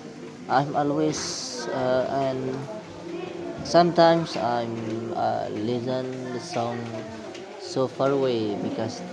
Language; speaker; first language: English; non-native, learner; Indonesian